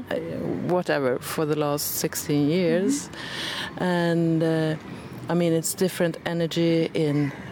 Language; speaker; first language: English; non-native, fluent; Swedish